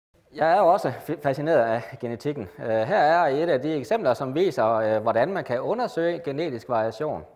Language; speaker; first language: Danish; native; Danish